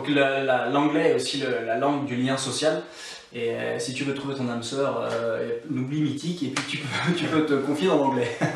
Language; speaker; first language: French; non-native, fluent; English